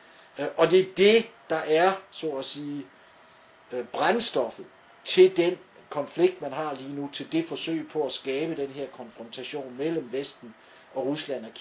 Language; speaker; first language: Danish; native; Danish